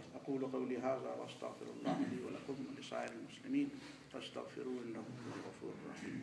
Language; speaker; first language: Urdu; non-native, local second language; Pashto